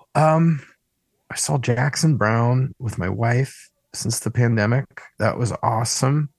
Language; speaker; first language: English; native; English